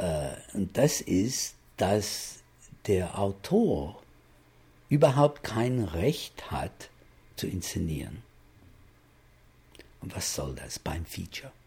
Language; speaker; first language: German; non-native, fluent; English